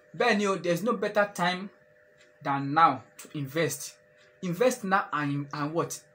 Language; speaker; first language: English; non-native, local second language; Yoruba